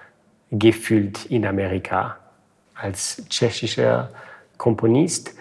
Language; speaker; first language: German; non-native, fluent; French